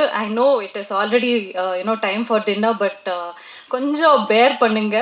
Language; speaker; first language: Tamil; non-native, local second language; Kannada